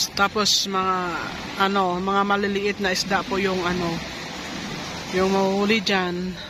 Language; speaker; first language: Filipino; non-native, local second language; Cebuano